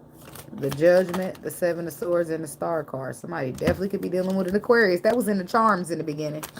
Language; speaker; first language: English; native; English